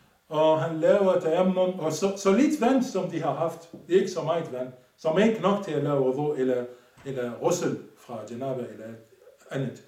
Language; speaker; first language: Danish; non-native, fluent; Arabic